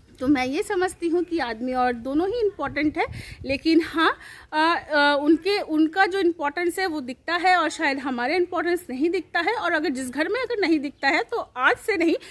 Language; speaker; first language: Hindi; native; Hindi